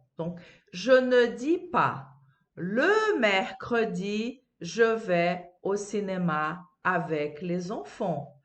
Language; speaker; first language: French; non-native, fluent; Portuguese